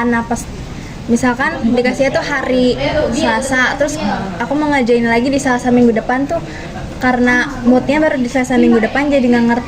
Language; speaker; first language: Indonesian; native; Indonesian